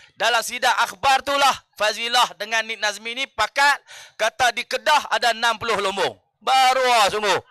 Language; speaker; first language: Malay; native; Malay